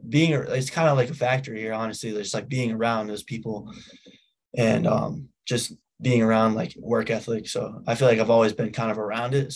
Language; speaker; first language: English; native; English